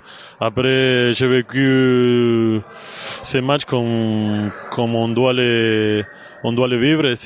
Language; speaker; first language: French; non-native, fluent; Spanish